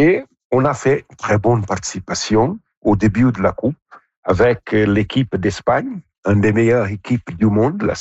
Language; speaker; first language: French; non-native, fluent; Portuguese